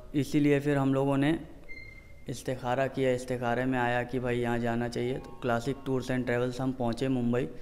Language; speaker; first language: Hindi; non-native, local second language; Urdu